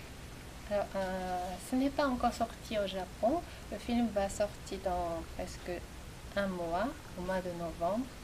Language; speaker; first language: French; non-native, fluent; Japanese